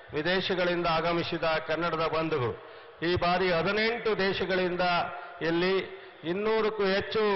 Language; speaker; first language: Kannada; native; Kannada